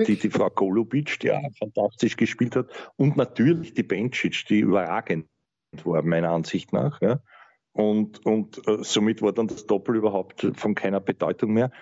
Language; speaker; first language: German; native; German